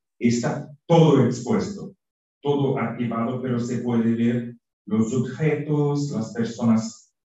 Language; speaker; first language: Spanish; non-native, fluent; Portuguese